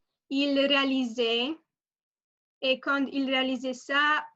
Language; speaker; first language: French; non-native, learner; Romanian